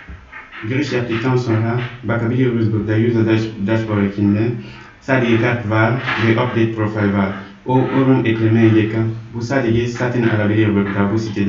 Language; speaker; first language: Turkish; non-native, learner; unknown